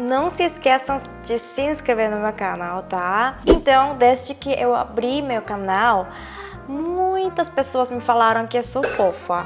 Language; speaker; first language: Portuguese; non-native, fluent; Korean